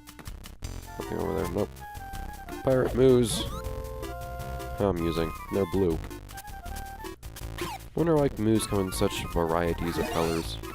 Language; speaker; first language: English; native; English